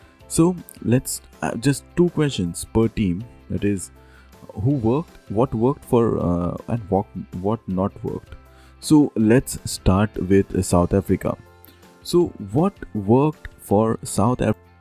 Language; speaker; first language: English; non-native, local second language; Hindi